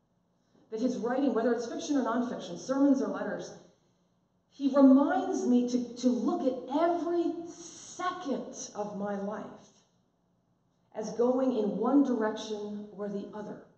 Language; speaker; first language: English; native; English